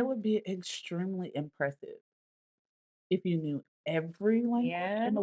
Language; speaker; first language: English; native; English